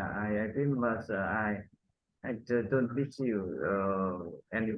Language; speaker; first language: English; non-native, learner; Vietnamese